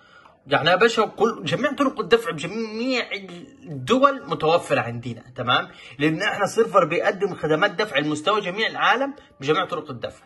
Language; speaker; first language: Arabic; native; Arabic